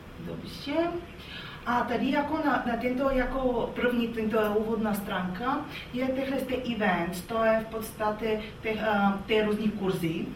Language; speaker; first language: Czech; non-native, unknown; Bulgarian